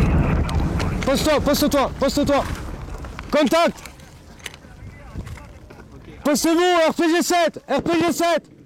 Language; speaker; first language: French; native; French